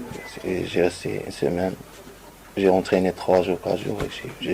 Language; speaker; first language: French; non-native, learner; Arabic